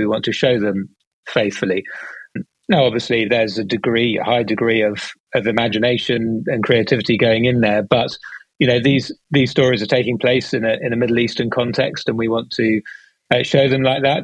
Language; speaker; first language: English; native; English